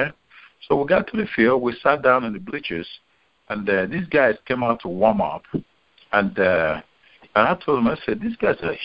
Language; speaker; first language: English; non-native, local second language; Igbo